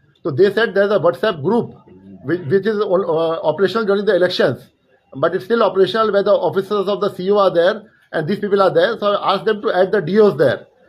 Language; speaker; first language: English; non-native, local second language; Hindi